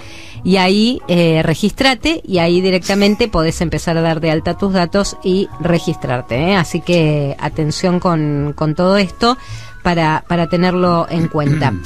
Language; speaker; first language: Spanish; native; Spanish